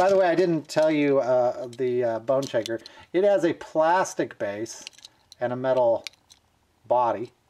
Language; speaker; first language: English; native; English